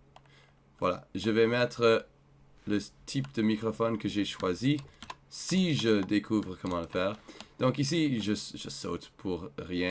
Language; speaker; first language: French; non-native, learner; English